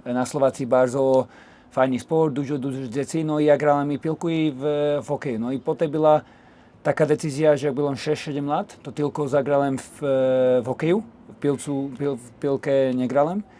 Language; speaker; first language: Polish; non-native, learner; Slovak